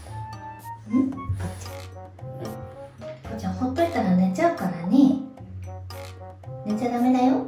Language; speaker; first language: Japanese; native; Japanese